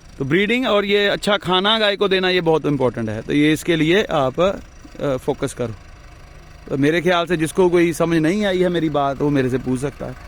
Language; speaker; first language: Hindi; non-native, local second language; Punjabi